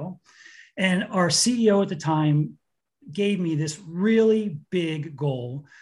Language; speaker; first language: English; native; English